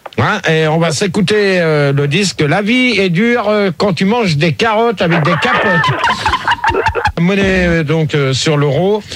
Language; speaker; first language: French; native; French